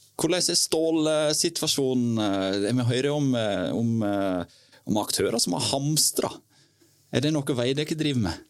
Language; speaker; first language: Norwegian; native; Norwegian